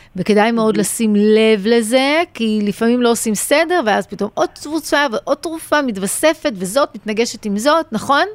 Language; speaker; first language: Hebrew; native; Hebrew